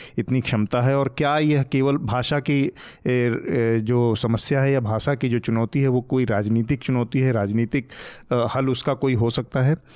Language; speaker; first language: Hindi; native; Hindi